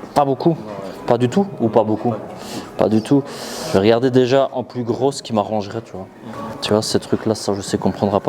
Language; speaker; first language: French; native; French